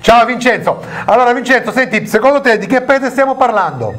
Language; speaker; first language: Italian; native; Italian